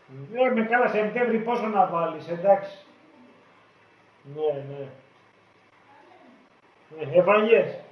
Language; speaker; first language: Greek; native; Greek